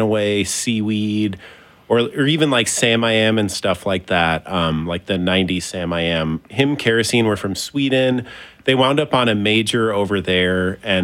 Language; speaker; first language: English; native; English